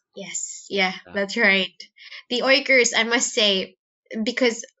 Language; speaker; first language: English; non-native, local second language; Cebuano